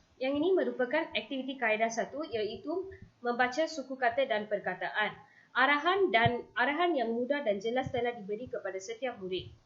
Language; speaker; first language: Malay; non-native, local second language; Tamil